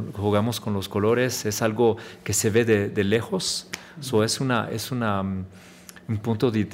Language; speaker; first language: Spanish; early bilingual, heritage; Spanish